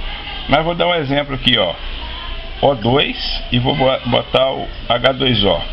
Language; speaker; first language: Portuguese; native; Portuguese